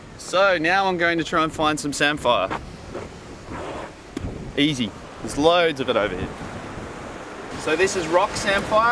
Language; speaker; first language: English; native; English